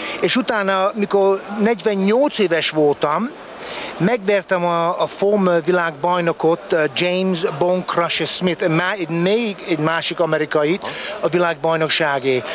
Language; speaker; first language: Hungarian; early bilingual, heritage; Hungarian